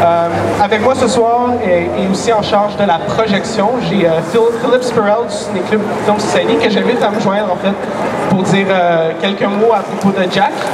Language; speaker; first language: French; native; French